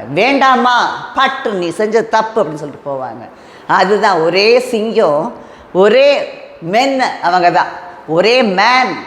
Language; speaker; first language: Tamil; non-native, local second language; Telugu